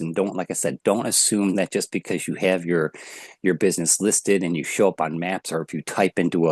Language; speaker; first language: English; native; English